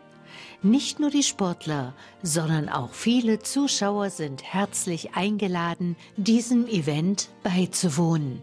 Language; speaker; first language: German; native; German